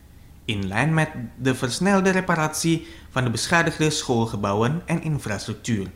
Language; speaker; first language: Dutch; non-native, fluent; Indonesian